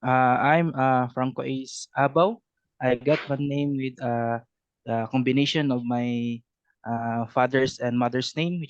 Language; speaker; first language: English; non-native, learner; Cebuano